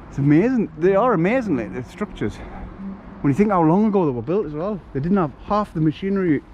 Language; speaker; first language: English; native; English